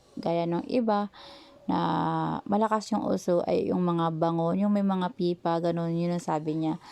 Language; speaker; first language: Filipino; native; Filipino